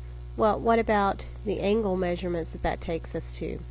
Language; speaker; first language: English; native; English